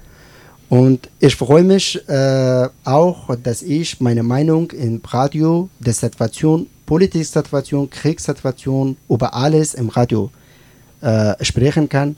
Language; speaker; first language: German; non-native, learner; Persian